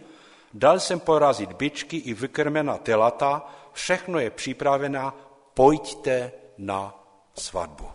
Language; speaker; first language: Czech; non-native, local second language; Polish